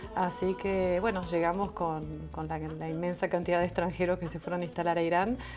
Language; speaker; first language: Spanish; non-native, fluent; French